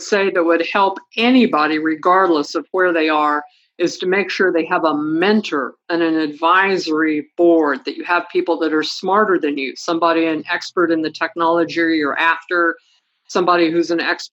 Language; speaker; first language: English; native; English